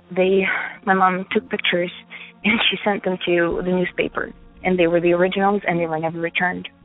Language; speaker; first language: English; non-native, fluent; Ukrainian